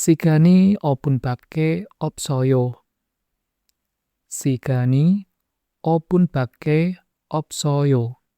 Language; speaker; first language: Korean; non-native, fluent; Indonesian